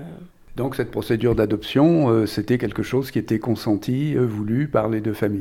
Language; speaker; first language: French; native; French